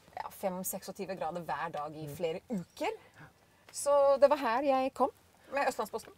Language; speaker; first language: Norwegian; non-native, fluent; English